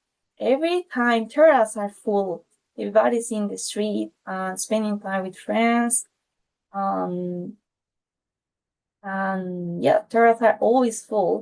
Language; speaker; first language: English; non-native, fluent; Spanish